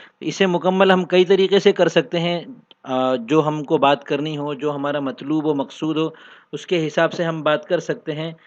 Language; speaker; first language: Urdu; native; Urdu